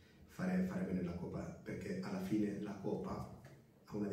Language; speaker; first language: Italian; non-native, fluent; Spanish